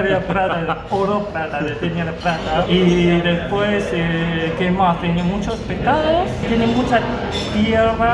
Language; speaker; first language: Spanish; non-native, learner; Chinese